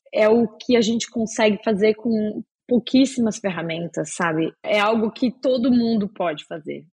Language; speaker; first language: Portuguese; native; Portuguese